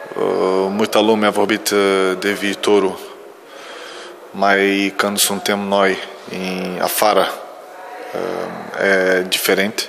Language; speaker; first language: Romanian; non-native, learner; Portuguese